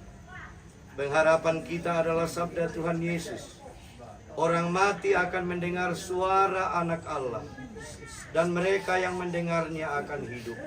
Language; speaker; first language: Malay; non-native, local second language; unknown